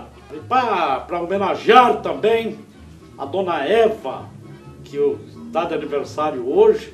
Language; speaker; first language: Portuguese; native; Portuguese